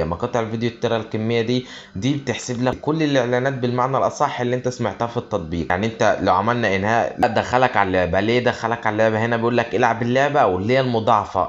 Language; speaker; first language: Arabic; native; Arabic